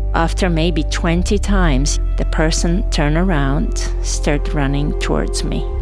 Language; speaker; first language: English; non-native, fluent; Serbian